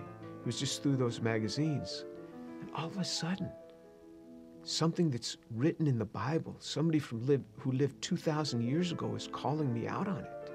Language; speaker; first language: English; native; English